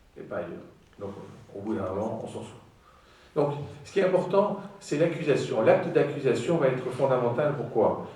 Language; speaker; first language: French; non-native, fluent; Greek